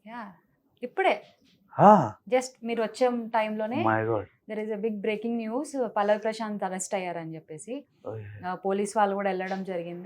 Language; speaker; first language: Telugu; native; Telugu